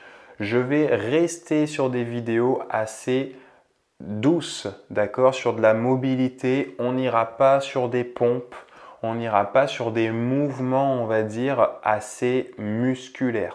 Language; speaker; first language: French; native; French